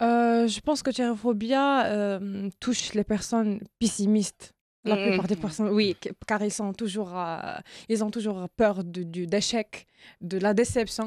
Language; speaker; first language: French; non-native, local second language; Arabic